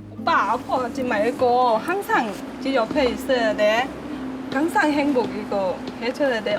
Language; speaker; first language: Korean; non-native, learner; Thai